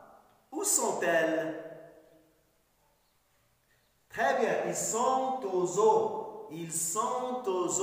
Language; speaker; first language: French; non-native, local second language; Arabic